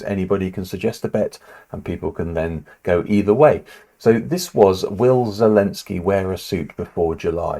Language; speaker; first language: English; native; English